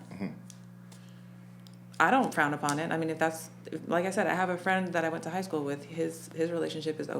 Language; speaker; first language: English; native; English